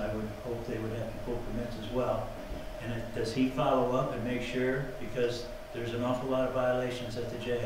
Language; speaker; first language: English; native; English